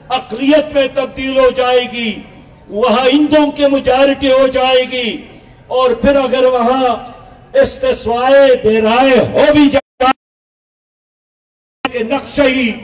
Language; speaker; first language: Urdu; non-native, local second language; Pashto